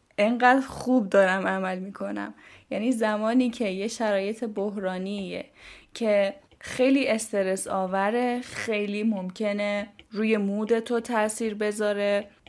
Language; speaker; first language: Persian; native; Persian